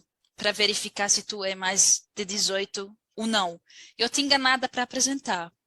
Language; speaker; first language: Portuguese; non-native, learner; Arabic